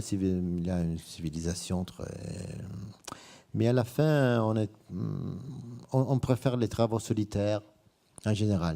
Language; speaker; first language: French; non-native, fluent; Italian